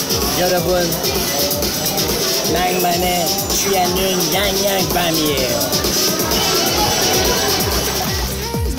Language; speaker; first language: Korean; non-native, fluent; English